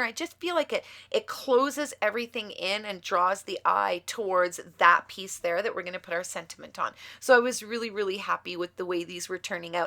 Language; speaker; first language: English; native; English